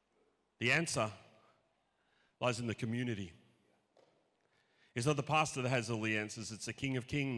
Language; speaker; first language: English; native; English